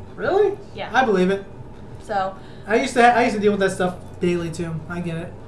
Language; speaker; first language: English; early bilingual, other home language; Spanish